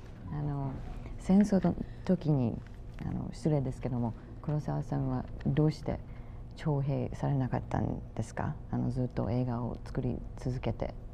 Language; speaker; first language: Japanese; non-native, fluent; English